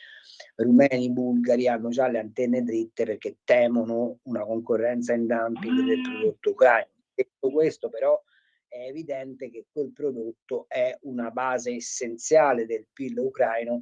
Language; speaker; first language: Italian; native; Italian